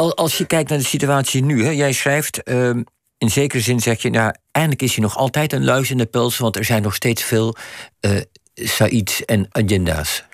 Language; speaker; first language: Dutch; native; Dutch